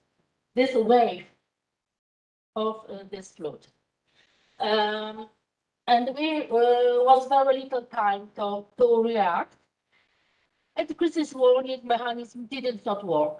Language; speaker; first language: English; non-native, fluent; Polish